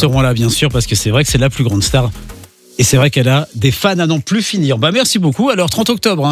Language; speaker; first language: French; native; French